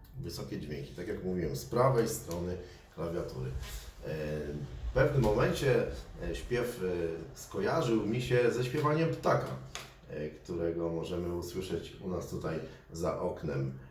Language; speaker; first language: Polish; native; Polish